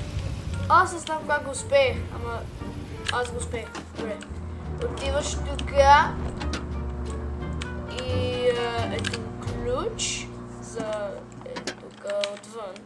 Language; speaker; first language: Bulgarian; early bilingual, heritage; Bulgarian